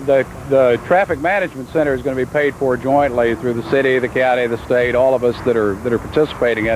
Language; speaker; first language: English; native; English